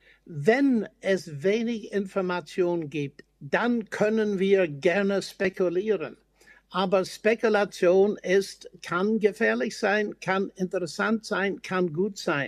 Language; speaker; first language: German; non-native, fluent; English